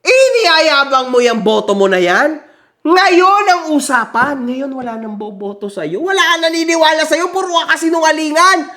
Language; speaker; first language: Filipino; native; Filipino